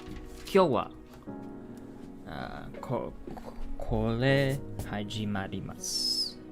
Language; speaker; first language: Japanese; non-native, learner; English